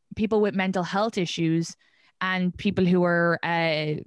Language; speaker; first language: English; native; English